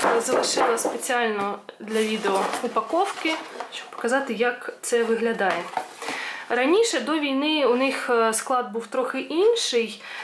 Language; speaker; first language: Ukrainian; non-native, local second language; Russian